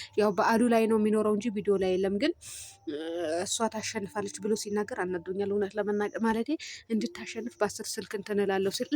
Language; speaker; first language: Amharic; non-native, local second language; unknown